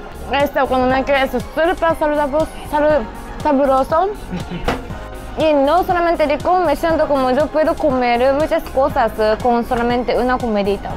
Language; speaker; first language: Spanish; non-native, learner; Japanese